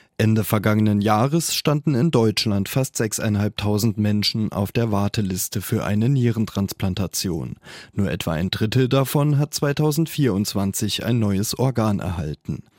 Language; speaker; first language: German; native; German